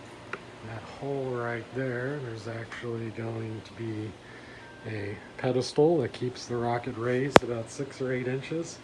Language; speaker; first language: English; native; English